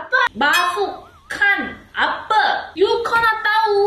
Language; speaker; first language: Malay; non-native, learner; Korean